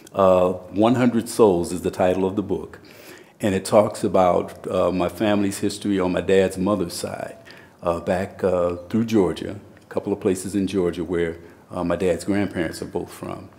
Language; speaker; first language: English; native; English